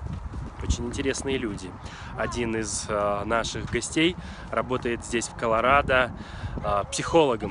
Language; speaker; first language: Russian; native; Russian